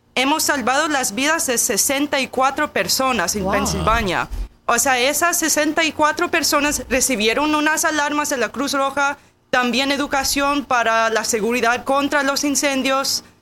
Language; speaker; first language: Spanish; non-native, fluent; English